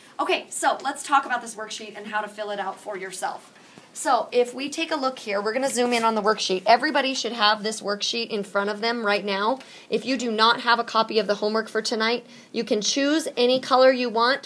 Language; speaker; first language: English; native; English